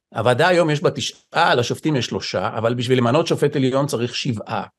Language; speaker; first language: Hebrew; native; Hebrew